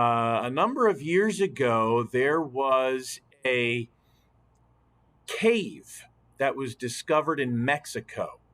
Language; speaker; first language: English; native; English